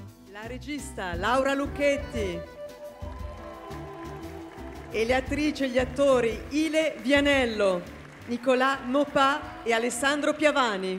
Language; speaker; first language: Italian; native; Italian